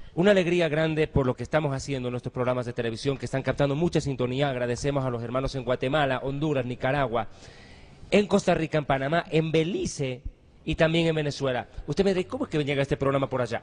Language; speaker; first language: Spanish; native; Spanish